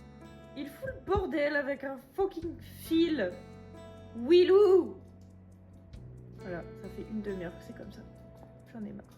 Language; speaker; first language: French; native; French